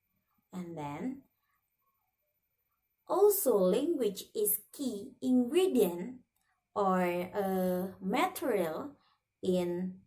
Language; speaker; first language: English; non-native, learner; Indonesian